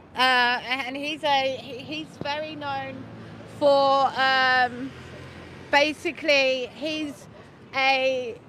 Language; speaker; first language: English; native; English